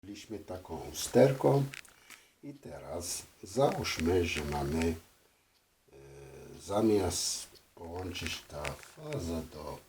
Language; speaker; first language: Polish; non-native, fluent; French